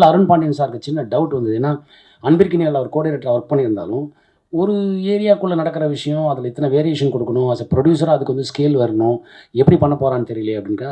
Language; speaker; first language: Tamil; native; Tamil